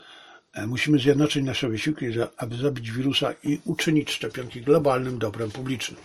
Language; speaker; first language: Polish; native; Polish